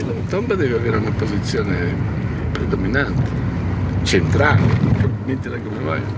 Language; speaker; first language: Italian; native; Italian